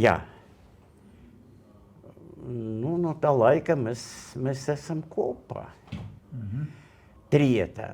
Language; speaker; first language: Latvian; non-native, local second language; Russian